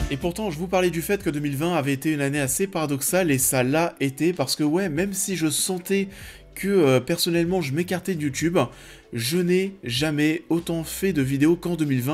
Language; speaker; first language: French; native; French